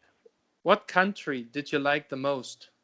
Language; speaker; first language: English; non-native, fluent; German